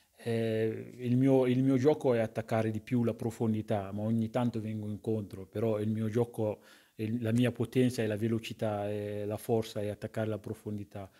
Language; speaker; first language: Italian; non-native, fluent; English